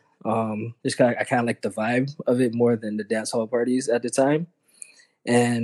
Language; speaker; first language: English; native; English